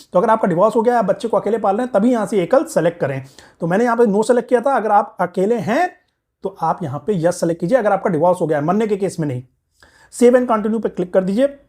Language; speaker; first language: Hindi; native; Hindi